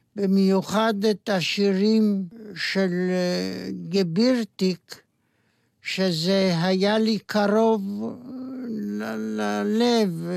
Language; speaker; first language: Hebrew; non-native, fluent; Yiddish